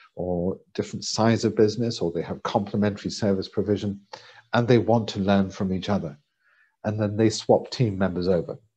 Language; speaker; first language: English; native; English